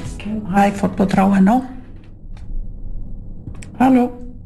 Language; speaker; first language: German; non-native, learner; Norwegian